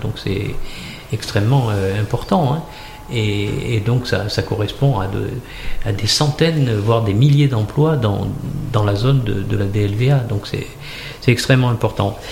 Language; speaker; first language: French; native; French